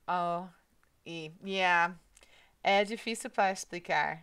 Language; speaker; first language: Portuguese; non-native, learner; English